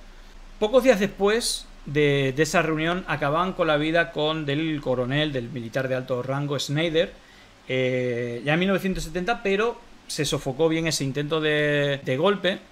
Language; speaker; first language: Spanish; native; Spanish